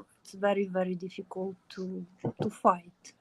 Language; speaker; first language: English; non-native, learner; Ukrainian